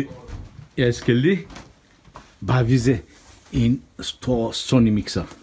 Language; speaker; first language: Danish; non-native, fluent; Bulgarian